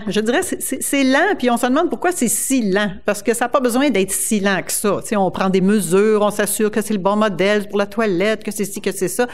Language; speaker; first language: French; native; French